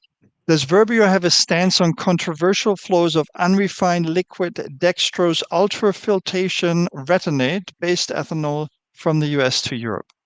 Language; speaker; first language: English; non-native, fluent; German